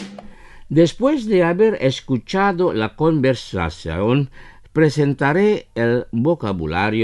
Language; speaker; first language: Spanish; non-native, fluent; Indonesian